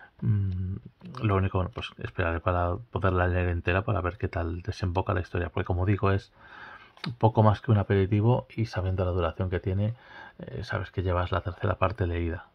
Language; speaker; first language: Spanish; native; Spanish